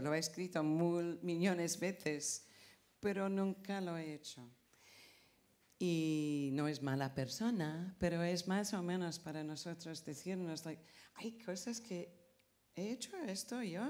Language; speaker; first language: Spanish; non-native, fluent; English